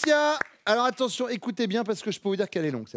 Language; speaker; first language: French; native; French